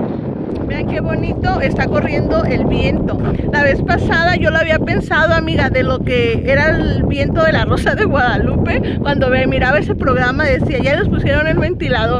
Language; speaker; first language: Spanish; native; Spanish